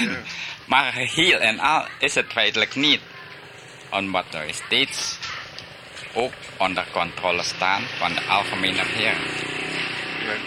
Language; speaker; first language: Dutch; early bilingual, heritage; Dutch